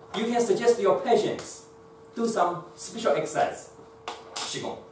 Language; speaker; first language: English; non-native, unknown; Chinese